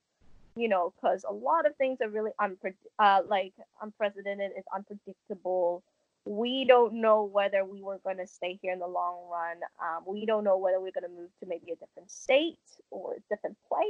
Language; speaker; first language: English; native; English